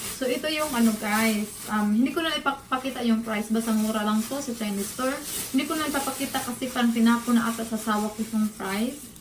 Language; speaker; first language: Filipino; non-native, local second language; Cebuano